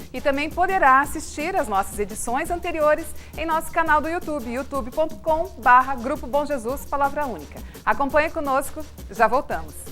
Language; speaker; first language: Portuguese; native; Portuguese